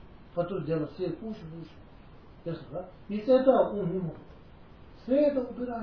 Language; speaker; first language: Russian; non-native, learner; Tibetan